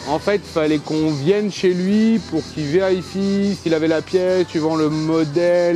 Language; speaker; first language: French; native; French